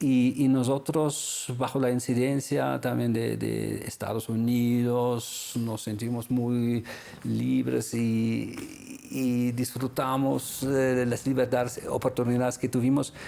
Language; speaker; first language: Spanish; non-native, fluent; German